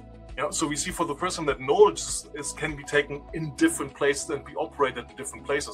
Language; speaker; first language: English; non-native, fluent; German